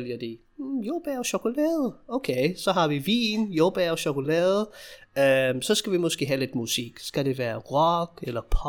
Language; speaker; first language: Danish; non-native, fluent; English